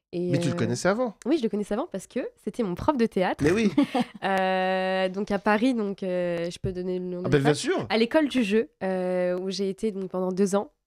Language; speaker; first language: French; native; French